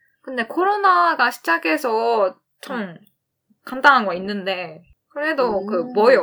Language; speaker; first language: Korean; non-native, fluent; Japanese